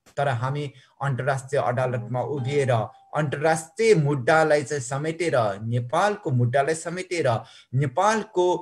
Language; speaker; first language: Nepali; non-native, local second language; Newari